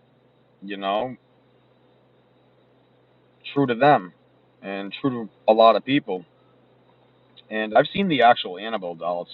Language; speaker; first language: English; native; English